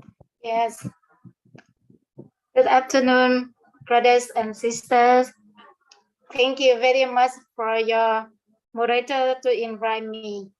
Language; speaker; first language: English; non-native, learner; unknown